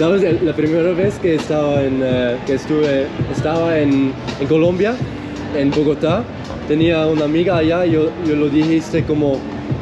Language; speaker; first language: Spanish; non-native, learner; Swiss German